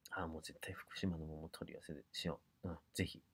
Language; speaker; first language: Japanese; native; Japanese